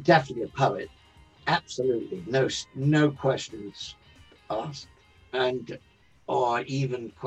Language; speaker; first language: English; native; English